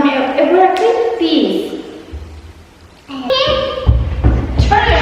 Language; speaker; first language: Albanian; early bilingual, heritage; Albanian